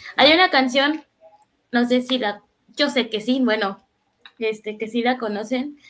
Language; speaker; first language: Spanish; native; Spanish